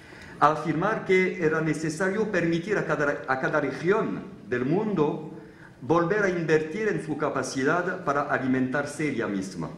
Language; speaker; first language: Spanish; non-native, fluent; French